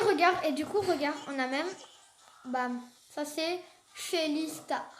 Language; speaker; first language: French; native; French